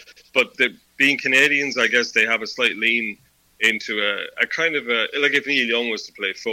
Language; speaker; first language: English; native; English